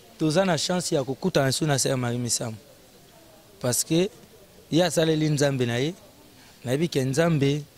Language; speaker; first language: Lingala; native; Lingala